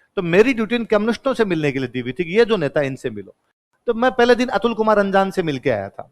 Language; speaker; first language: Hindi; non-native, local second language; Marwari